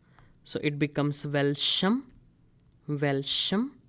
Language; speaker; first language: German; non-native, fluent; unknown